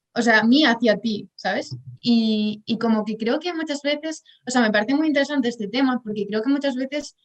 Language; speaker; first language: Spanish; native; Spanish